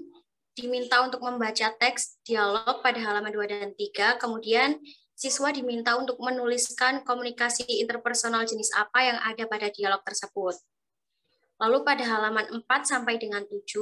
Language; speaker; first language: Indonesian; native; Indonesian